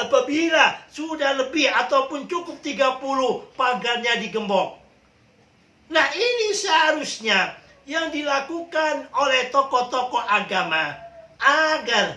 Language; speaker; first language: Indonesian; native; Indonesian